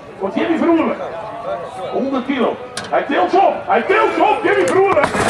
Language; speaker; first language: Dutch; native; Dutch